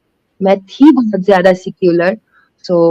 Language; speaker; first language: Hindi; non-native, local second language; Bangla